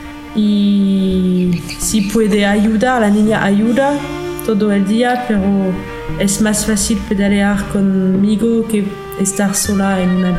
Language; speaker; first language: Spanish; non-native, learner; French